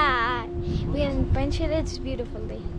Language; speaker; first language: English; non-native, learner; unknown